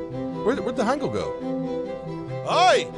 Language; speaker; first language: English; native; English